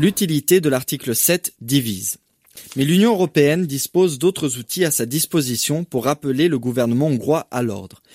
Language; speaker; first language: French; native; French